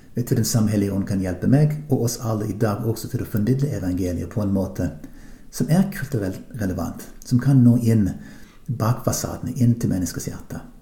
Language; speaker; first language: Norwegian; non-native, fluent; English